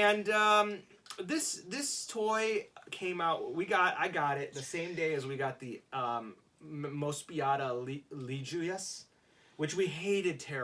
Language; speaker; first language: English; native; English